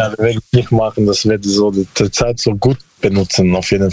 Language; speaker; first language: German; non-native, learner; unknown